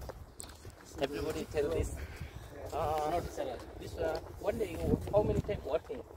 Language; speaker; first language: English; non-native, learner; Bangla